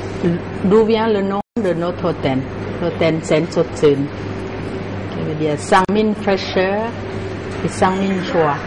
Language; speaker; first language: French; non-native, fluent; Lao